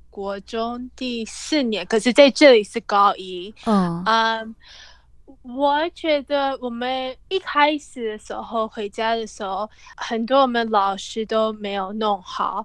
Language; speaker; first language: Chinese; early bilingual, heritage; English